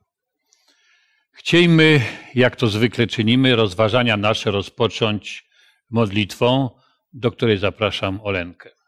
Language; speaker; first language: Polish; native; Polish